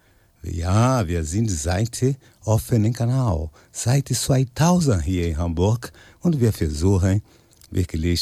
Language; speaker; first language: German; non-native, fluent; Portuguese